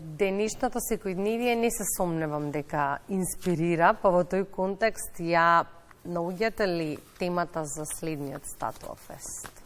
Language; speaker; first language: Macedonian; native; Macedonian